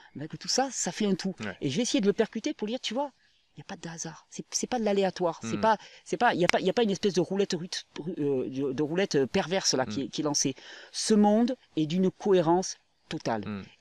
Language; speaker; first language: French; native; French